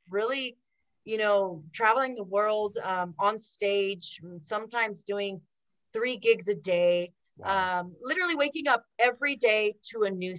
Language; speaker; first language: English; early bilingual, other home language; Spanish